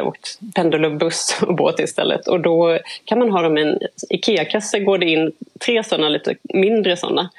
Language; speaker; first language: Swedish; native; Swedish